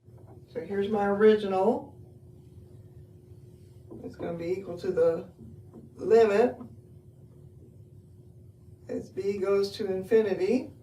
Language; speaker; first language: English; native; English